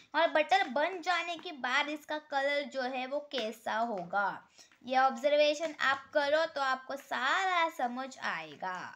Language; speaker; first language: Hindi; non-native, local second language; Marathi